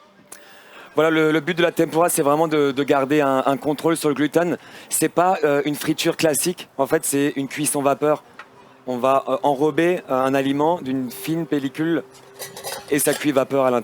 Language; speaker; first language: French; native; French